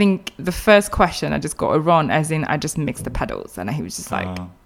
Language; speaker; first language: English; non-native, fluent; Chinese